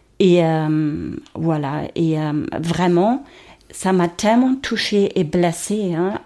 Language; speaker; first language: French; non-native, fluent; German